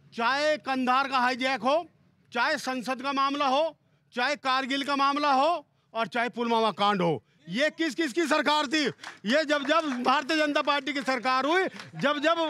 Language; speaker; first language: Hindi; native; Hindi